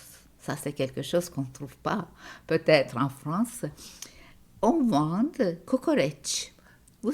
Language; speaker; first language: French; non-native, fluent; Turkish